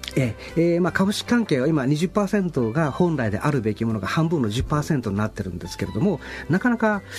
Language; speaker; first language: Japanese; native; Japanese